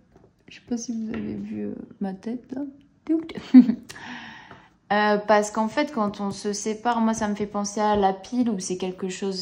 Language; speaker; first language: French; native; French